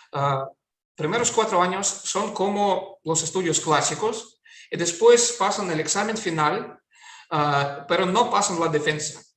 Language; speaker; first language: Spanish; non-native, fluent; Russian